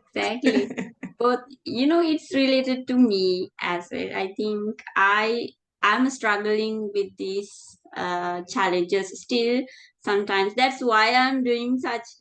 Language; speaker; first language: English; non-native, fluent; Sinhala